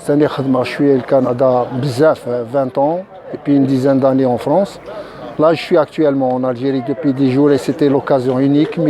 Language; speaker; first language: French; non-native, local second language; Kabyle